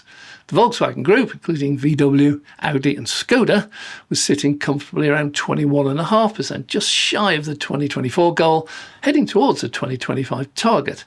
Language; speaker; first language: English; native; English